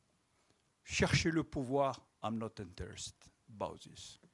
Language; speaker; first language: English; non-native, local second language; French